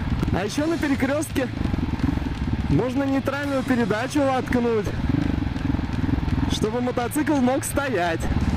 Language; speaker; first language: Russian; native; Russian